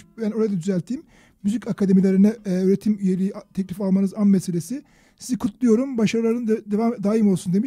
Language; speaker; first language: Turkish; native; Turkish